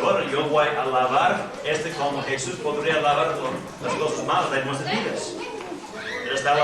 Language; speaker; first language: Spanish; non-native, fluent; English